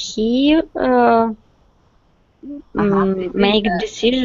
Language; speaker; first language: English; non-native, learner; Russian